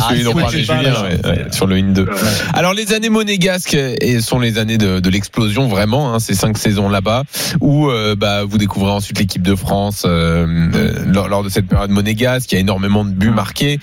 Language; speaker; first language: French; native; French